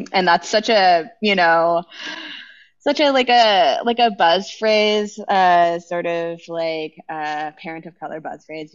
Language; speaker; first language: English; native; English